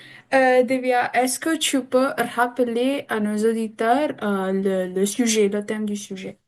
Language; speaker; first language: French; non-native, fluent; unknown